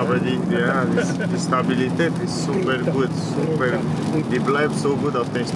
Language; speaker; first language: German; non-native, learner; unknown